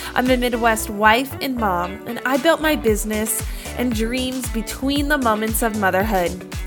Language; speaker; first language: English; non-native, fluent; Spanish